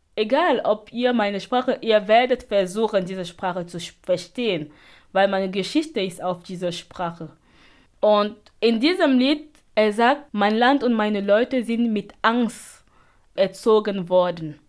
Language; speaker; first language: German; non-native, fluent; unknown